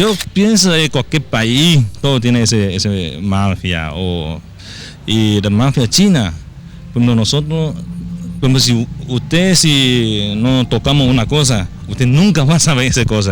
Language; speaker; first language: Spanish; non-native, learner; Chinese